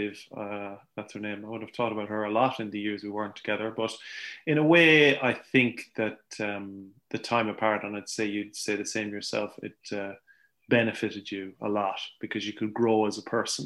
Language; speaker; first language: English; native; English